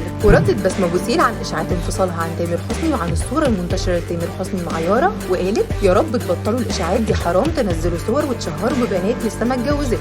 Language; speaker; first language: Arabic; native; Arabic